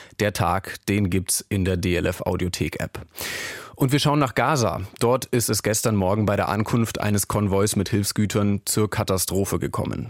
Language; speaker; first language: German; native; German